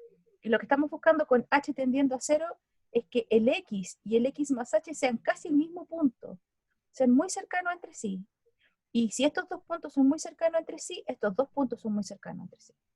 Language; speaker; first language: Spanish; native; Spanish